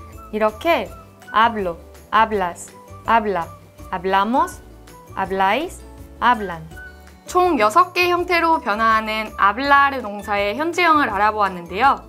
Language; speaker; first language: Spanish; non-native, fluent; Korean